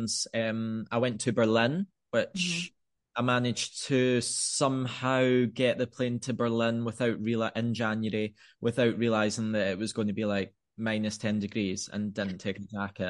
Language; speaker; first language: English; native; English